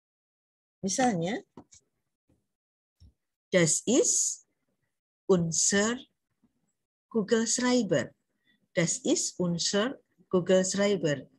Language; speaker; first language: German; non-native, learner; Indonesian